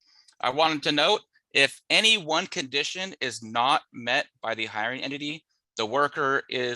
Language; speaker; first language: English; native; English